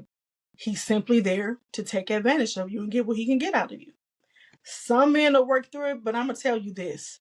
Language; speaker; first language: English; native; English